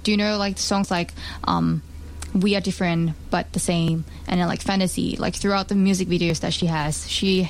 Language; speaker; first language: English; non-native, local second language; Chinese